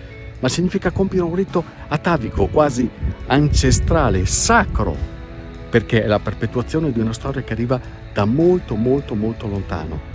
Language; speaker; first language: Italian; native; Italian